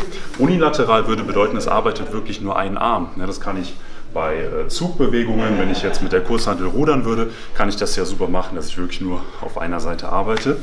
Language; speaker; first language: German; native; German